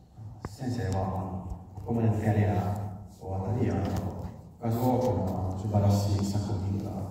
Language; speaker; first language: Japanese; non-native, fluent; Finnish